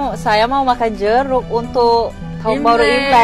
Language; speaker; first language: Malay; non-native, local second language; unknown